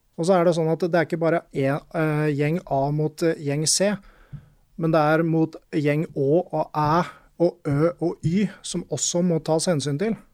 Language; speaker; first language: Norwegian; native; Norwegian